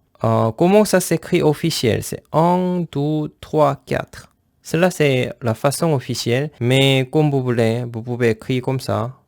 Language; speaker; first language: French; non-native, fluent; Korean